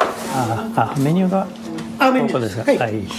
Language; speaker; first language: Japanese; non-native, learner; French